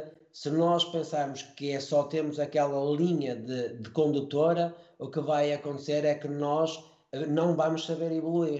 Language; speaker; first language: Portuguese; native; Portuguese